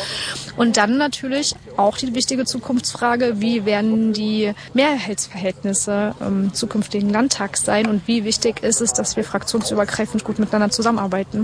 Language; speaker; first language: German; native; German